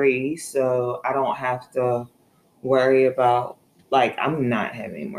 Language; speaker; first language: English; native; English